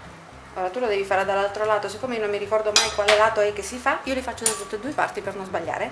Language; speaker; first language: Italian; native; Italian